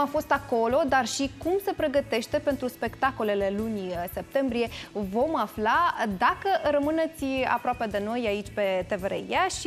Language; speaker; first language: Romanian; native; Romanian